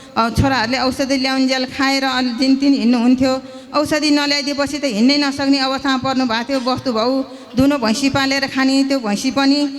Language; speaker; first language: Nepali; native; Nepali